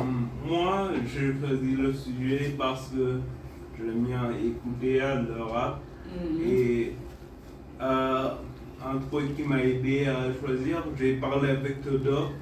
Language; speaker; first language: French; non-native, fluent; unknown